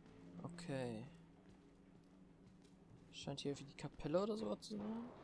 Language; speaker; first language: German; native; German